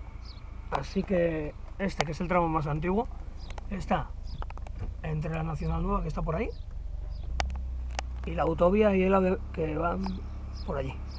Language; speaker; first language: Spanish; native; Spanish